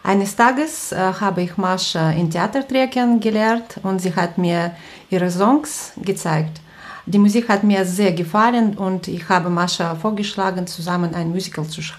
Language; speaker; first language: German; non-native, fluent; Russian